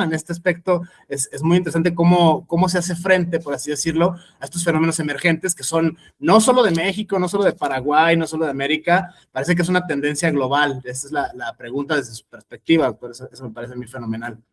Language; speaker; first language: Spanish; native; Spanish